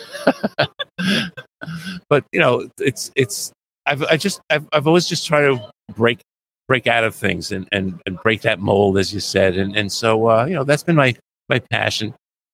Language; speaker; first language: English; native; English